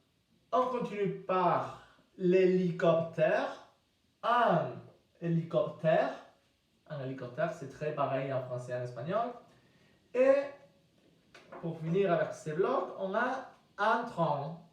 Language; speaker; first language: French; non-native, fluent; Spanish